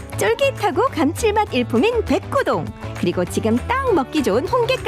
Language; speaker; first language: Korean; native; Korean